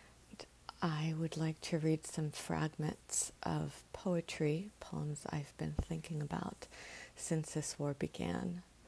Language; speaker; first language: English; native; English